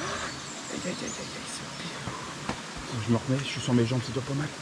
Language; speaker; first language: French; native; French